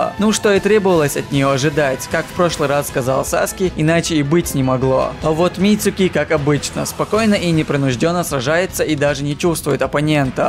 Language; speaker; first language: Russian; native; Russian